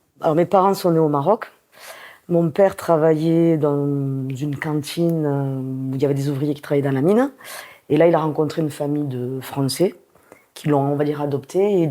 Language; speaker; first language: French; native; French